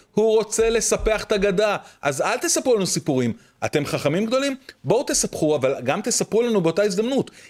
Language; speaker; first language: Hebrew; native; Hebrew